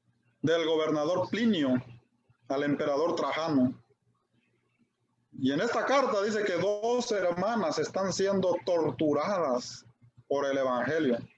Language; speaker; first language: Spanish; native; Spanish